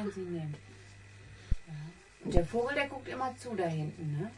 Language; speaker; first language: German; native; German